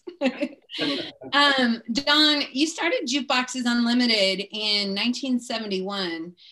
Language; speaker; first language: English; native; English